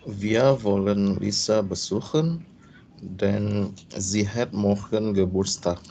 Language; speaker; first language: German; non-native, learner; Indonesian